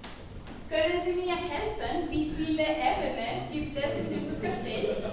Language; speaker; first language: German; non-native, learner; Catalan